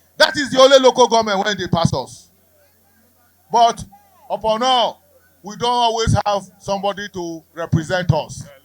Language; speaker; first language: Nigerian Pidgin; non-native, local second language; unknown